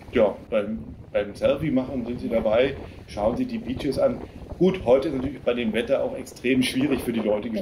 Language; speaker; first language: German; native; German